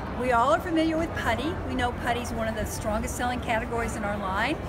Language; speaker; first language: English; native; English